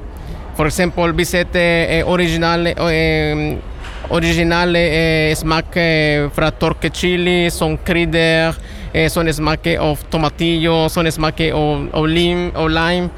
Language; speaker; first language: Norwegian; non-native, learner; Spanish